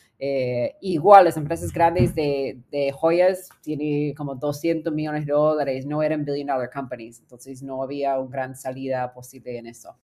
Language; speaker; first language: Spanish; non-native, fluent; English